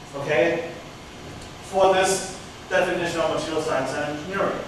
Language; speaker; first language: English; non-native, fluent; Chinese